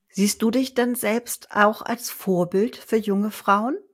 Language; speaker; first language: German; native; German